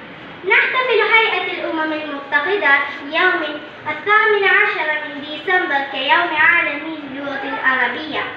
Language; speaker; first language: Arabic; non-native, learner; Malayalam